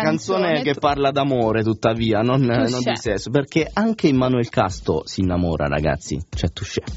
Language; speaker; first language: Italian; native; Italian